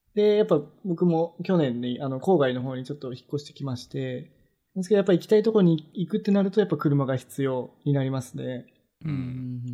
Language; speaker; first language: Japanese; native; Japanese